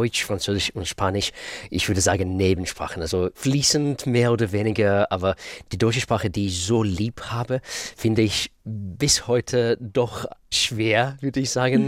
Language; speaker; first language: German; non-native, fluent; Russian